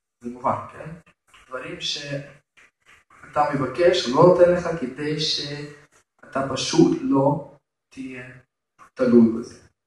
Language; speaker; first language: Hebrew; non-native, fluent; Russian